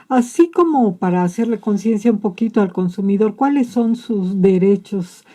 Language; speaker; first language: Spanish; native; Spanish